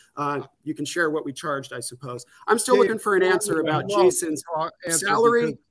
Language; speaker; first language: English; native; English